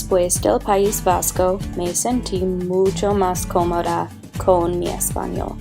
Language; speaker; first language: Spanish; non-native, learner; English